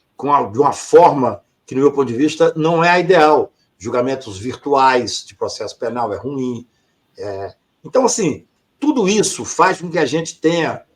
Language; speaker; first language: Portuguese; native; Portuguese